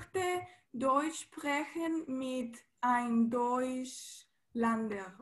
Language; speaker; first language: German; non-native, learner; Spanish